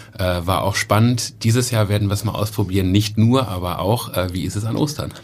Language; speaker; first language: German; native; German